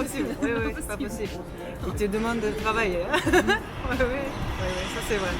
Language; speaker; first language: French; non-native, fluent; Japanese